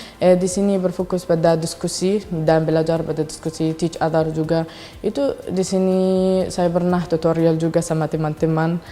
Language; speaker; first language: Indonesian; non-native, fluent; Arabic